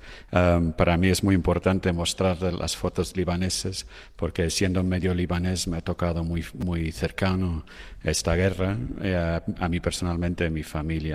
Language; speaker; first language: Spanish; non-native, fluent; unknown